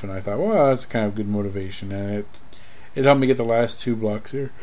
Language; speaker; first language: English; native; English